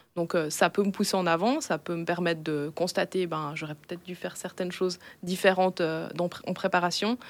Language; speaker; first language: French; native; French